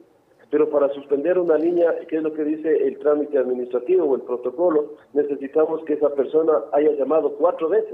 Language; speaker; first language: Spanish; native; Spanish